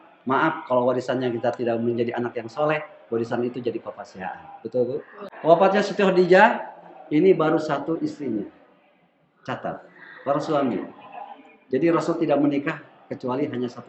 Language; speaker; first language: Indonesian; non-native, local second language; Sundanese